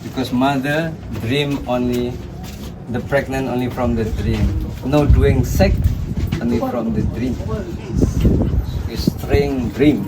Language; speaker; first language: English; non-native, learner; Indonesian